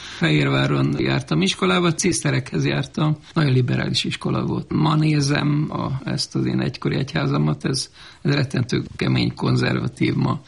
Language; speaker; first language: Hungarian; native; Hungarian